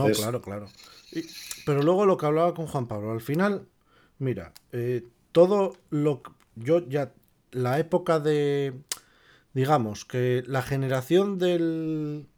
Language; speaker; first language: Spanish; native; Spanish